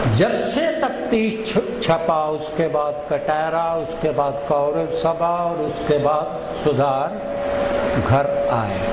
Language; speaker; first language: Hindi; non-native, local second language; Punjabi